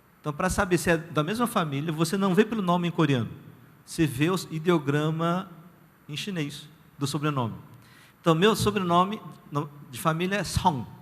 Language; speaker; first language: Portuguese; early bilingual, other home language; Korean